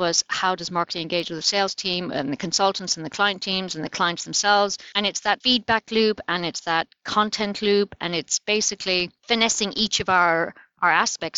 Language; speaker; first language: English; native; English